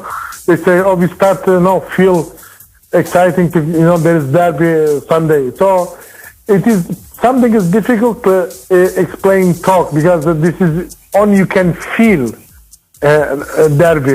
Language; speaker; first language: English; non-native, learner; Turkish